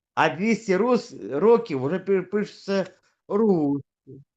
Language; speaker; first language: Russian; native; Russian